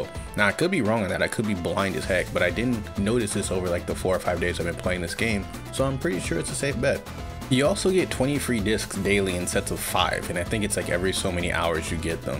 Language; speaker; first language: English; native; English